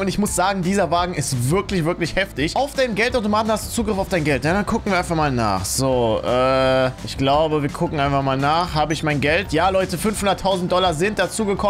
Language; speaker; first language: German; native; German